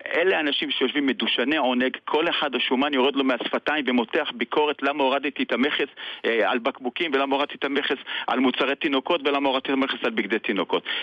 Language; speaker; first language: Hebrew; native; Hebrew